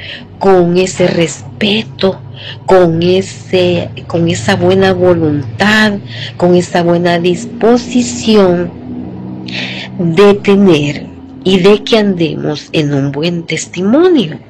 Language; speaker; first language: Spanish; native; Spanish